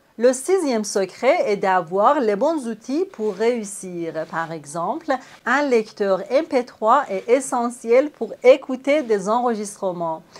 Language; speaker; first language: French; non-native, fluent; Persian